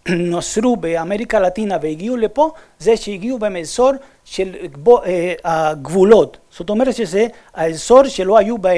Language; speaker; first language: Hebrew; non-native, fluent; Spanish